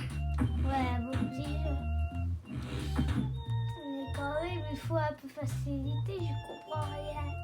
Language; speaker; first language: French; non-native, learner; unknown